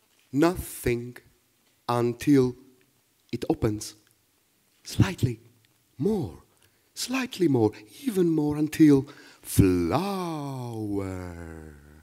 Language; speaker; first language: English; non-native, fluent; Greek